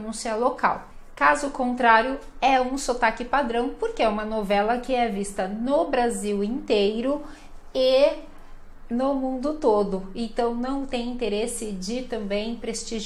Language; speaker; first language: Portuguese; native; Portuguese